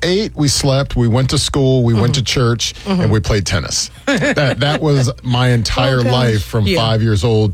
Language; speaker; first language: English; native; English